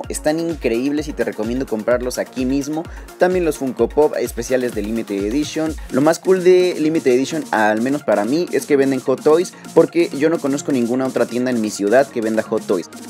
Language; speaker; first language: Spanish; native; Spanish